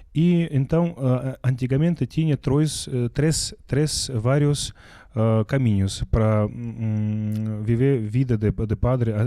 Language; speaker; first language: Portuguese; non-native, learner; Russian